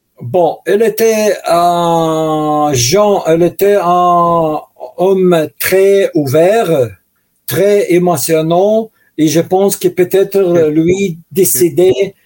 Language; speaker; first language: French; non-native, learner; Russian